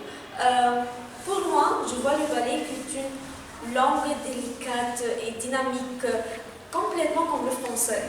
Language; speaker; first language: French; non-native, fluent; Arabic